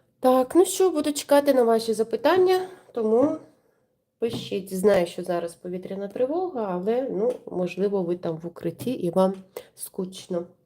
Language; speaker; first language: Ukrainian; non-native, local second language; Russian